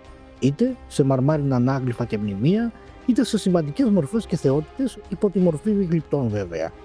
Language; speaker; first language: Greek; native; Greek